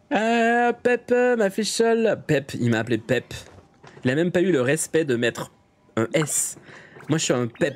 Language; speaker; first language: French; native; French